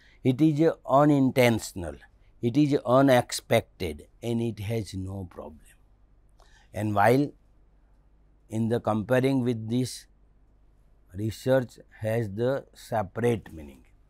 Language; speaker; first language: English; non-native, local second language; Gujarati